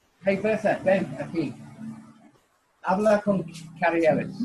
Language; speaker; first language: Spanish; non-native, learner; English